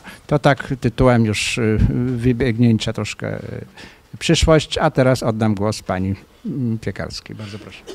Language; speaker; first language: Polish; native; Polish